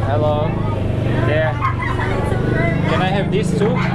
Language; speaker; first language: English; non-native, learner; Slovak